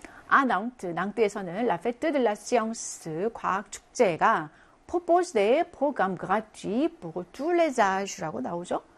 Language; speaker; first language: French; non-native, fluent; Korean